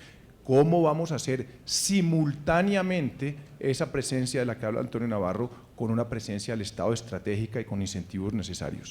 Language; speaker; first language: Spanish; native; Spanish